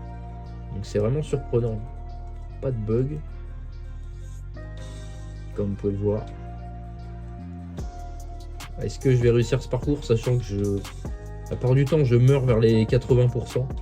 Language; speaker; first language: French; native; French